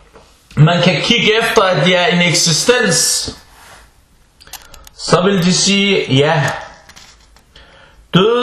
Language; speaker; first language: Danish; early bilingual, other home language; Arabic